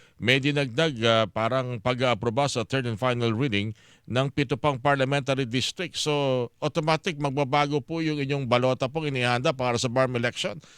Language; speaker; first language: Filipino; native; Filipino